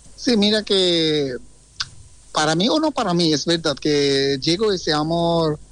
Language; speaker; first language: Spanish; non-native, fluent; Bangla